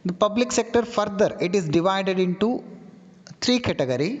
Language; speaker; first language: English; non-native, local second language; Kannada